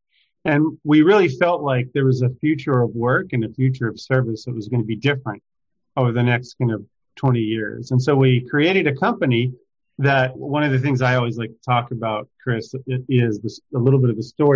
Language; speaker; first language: English; native; English